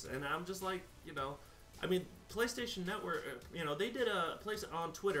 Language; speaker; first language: English; native; English